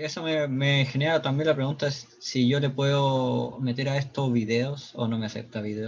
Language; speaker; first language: Spanish; native; Spanish